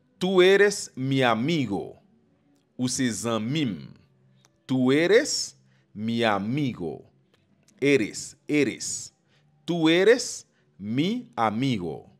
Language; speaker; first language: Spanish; non-native, fluent; Haitian Creole